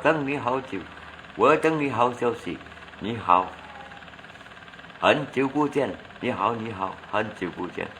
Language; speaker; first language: Chinese; non-native, learner; Hakka Chinese